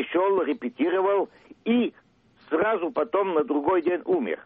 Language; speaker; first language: Russian; early bilingual, heritage; Russian